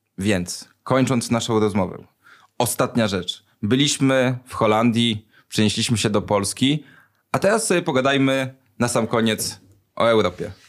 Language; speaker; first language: Polish; native; Polish